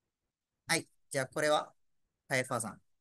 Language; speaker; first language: Japanese; non-native, fluent; Malay